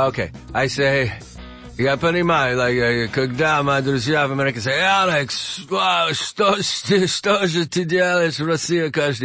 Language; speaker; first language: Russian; non-native, learner; English